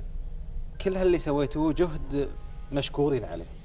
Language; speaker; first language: Arabic; native; Arabic